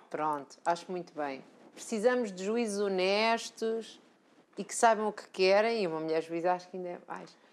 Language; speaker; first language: Portuguese; native; Portuguese